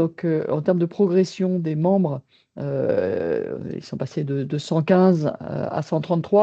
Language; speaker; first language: French; native; French